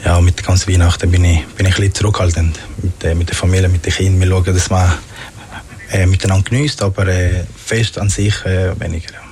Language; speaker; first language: German; non-native, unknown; Spanish